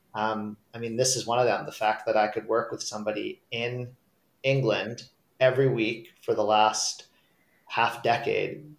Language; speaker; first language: English; native; English